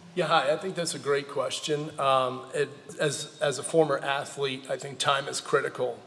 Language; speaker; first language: English; native; English